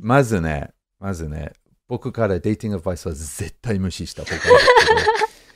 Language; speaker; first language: Japanese; non-native, fluent; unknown